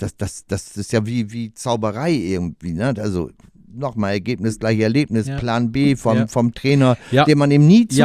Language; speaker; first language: German; native; German